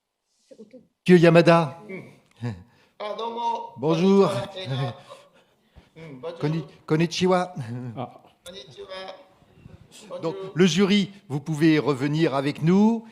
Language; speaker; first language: French; native; French